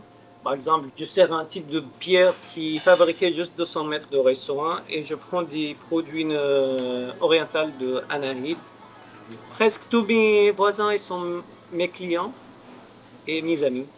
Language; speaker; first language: French; non-native, fluent; Arabic